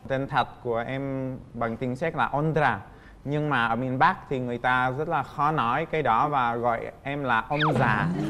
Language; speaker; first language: Vietnamese; non-native, fluent; Czech